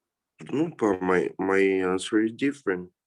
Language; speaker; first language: English; non-native, fluent; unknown